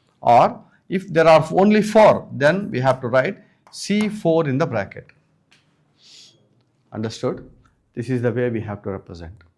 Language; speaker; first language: English; non-native, local second language; Telugu